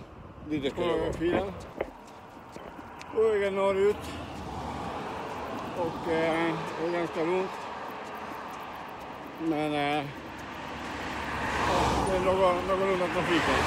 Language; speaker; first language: Swedish; non-native, learner; Spanish